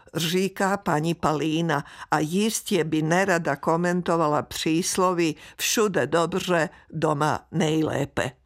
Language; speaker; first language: Czech; native; Czech